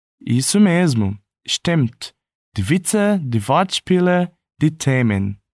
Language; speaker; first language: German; non-native, fluent; Portuguese